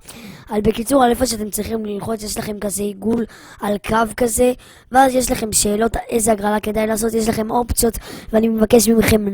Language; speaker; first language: Hebrew; native; Hebrew